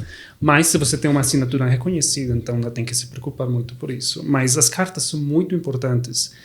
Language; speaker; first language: Portuguese; non-native, fluent; Spanish